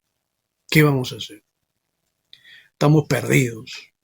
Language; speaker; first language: Spanish; native; Spanish